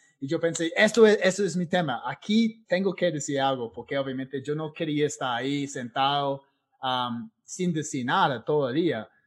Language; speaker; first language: Spanish; non-native, fluent; English